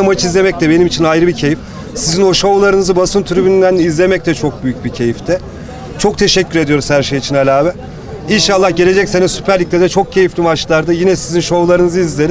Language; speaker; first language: Turkish; native; Turkish